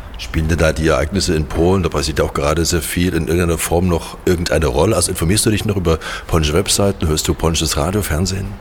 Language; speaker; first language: German; native; German